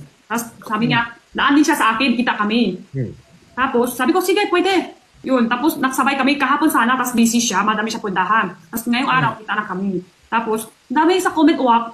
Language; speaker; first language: Filipino; non-native, learner; Chinese